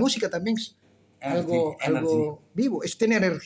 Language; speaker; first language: Spanish; non-native, fluent; Indonesian